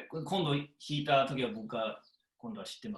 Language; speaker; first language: Japanese; native; Japanese